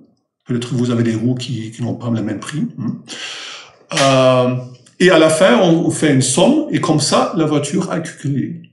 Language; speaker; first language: French; non-native, fluent; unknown